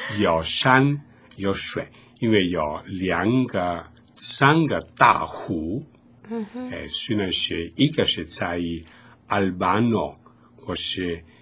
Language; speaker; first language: Chinese; non-native, fluent; Italian